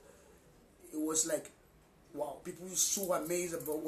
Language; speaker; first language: English; non-native, local second language; Igbo